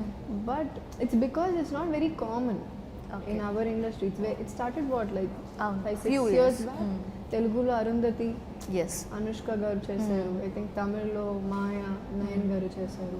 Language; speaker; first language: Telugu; non-native, fluent; Malayalam